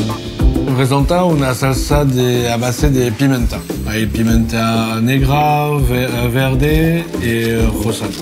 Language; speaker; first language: Spanish; non-native, learner; French